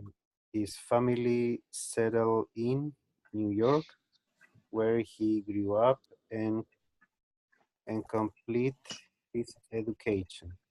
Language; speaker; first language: English; non-native, learner; Spanish